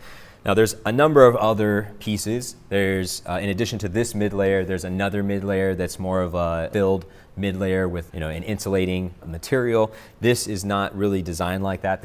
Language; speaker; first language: English; native; English